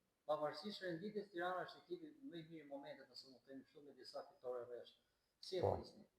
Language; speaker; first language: Albanian; native; Albanian